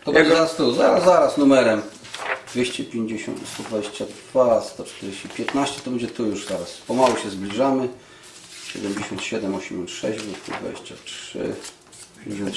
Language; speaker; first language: Polish; native; Polish